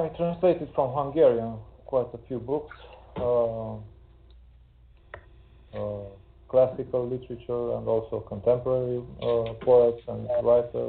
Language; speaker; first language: English; non-native, fluent; Hungarian